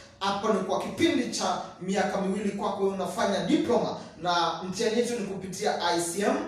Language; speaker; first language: Swahili; non-native, local second language; Kamba